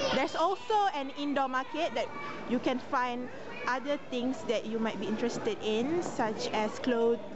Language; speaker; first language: English; non-native, local second language; Malay